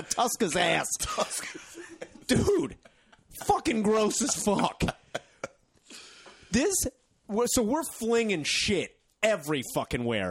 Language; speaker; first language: English; native; English